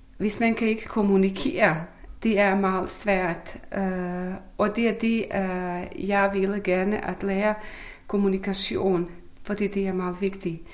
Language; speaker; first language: Danish; non-native, fluent; Bosnian